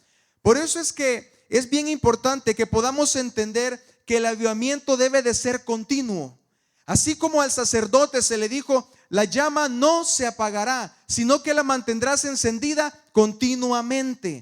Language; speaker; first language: Spanish; native; Spanish